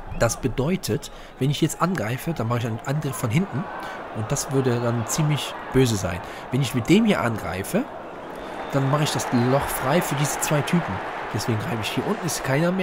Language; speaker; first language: German; native; German